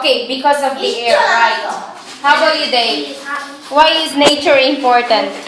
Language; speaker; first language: English; non-native, fluent; Korean